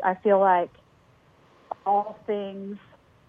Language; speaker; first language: English; native; English